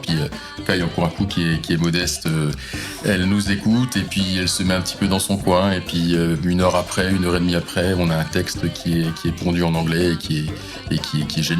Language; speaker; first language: French; native; French